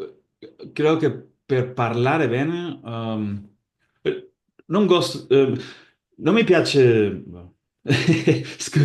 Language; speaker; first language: Italian; non-native, learner; Spanish